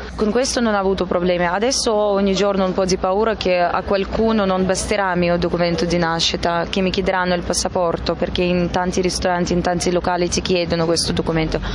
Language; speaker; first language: Italian; non-native, fluent; Russian